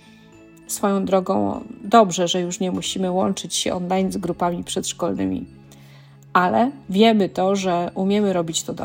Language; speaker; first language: Polish; native; Polish